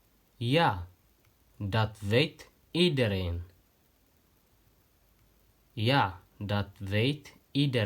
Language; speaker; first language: Dutch; non-native, learner; Tigrinya